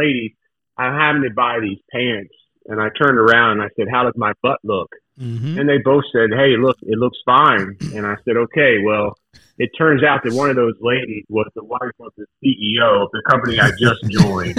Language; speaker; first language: English; native; English